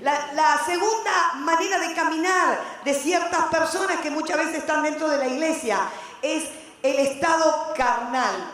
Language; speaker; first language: Spanish; native; Spanish